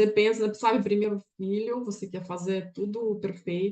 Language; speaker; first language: Portuguese; non-native, fluent; Russian